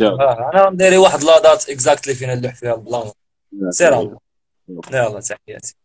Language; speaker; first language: Arabic; native; Arabic